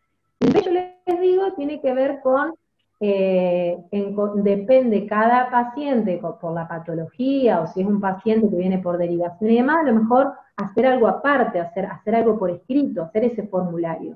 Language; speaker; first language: Spanish; native; Spanish